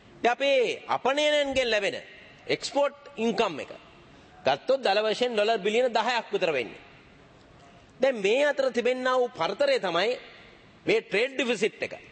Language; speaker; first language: Sinhala; native; Sinhala